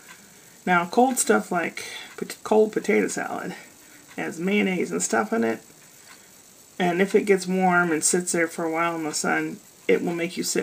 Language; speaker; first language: English; native; English